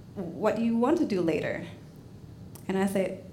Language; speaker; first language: English; non-native, fluent; Indonesian